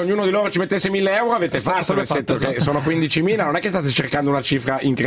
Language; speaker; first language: Italian; native; Italian